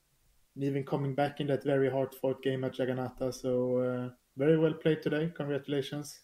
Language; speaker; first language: English; non-native, fluent; Swedish